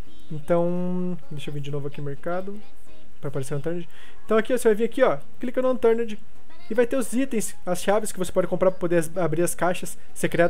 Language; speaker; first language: Portuguese; native; Portuguese